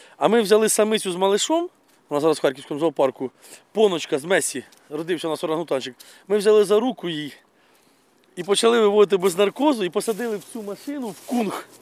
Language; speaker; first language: Ukrainian; non-native, local second language; Russian